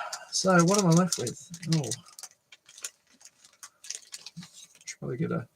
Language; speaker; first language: English; native; English